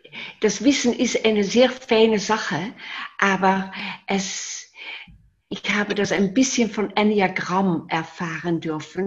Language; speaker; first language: German; non-native, fluent; Dutch